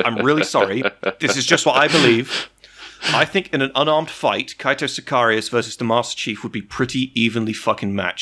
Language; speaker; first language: English; native; English